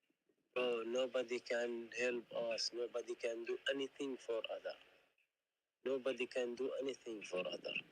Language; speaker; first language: English; non-native, learner; Arabic